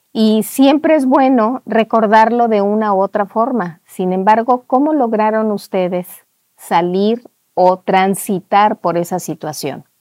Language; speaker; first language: Spanish; native; Spanish